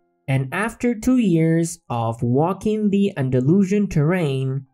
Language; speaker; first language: English; non-native, fluent; Central Kurdish